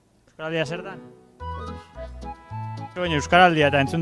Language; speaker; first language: Basque; native; Basque